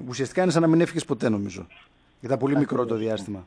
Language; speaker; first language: Greek; native; Greek